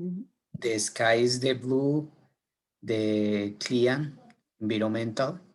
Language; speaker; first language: English; non-native, learner; Spanish